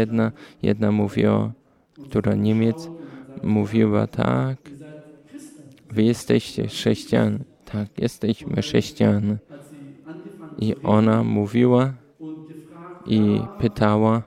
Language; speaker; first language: Polish; early bilingual, heritage; Polish